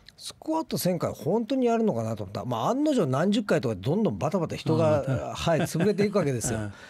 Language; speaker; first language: Japanese; native; Japanese